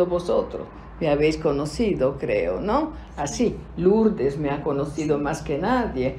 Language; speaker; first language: Spanish; non-native, fluent; Italian